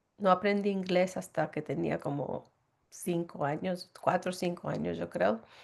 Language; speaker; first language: Spanish; early bilingual, heritage; Spanish